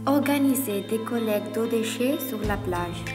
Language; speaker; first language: French; non-native, learner; Spanish